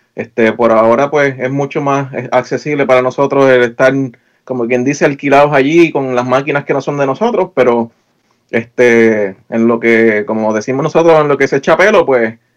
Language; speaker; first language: Spanish; native; Spanish